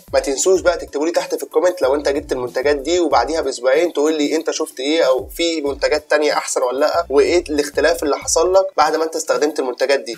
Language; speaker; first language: Arabic; native; Arabic